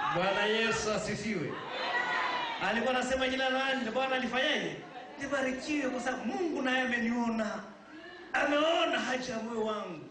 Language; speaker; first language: Swahili; native; Swahili